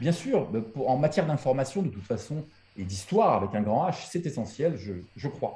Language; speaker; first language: French; native; French